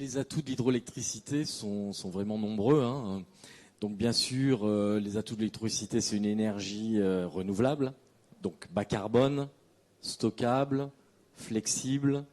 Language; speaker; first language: French; native; French